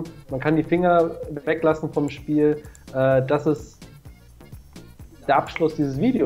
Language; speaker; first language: German; native; German